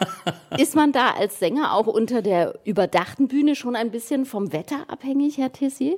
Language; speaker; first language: German; native; German